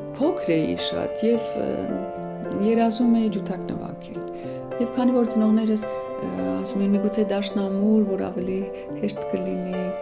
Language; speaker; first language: Armenian; native; Armenian